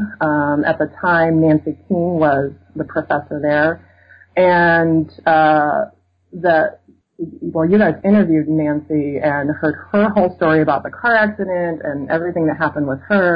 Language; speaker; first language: English; native; English